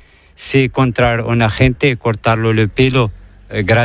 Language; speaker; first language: Spanish; non-native, learner; Arabic